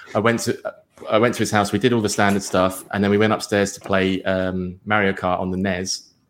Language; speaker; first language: English; native; English